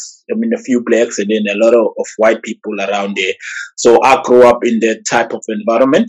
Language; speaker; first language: English; non-native, local second language; Zulu